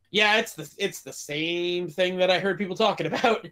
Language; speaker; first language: English; native; English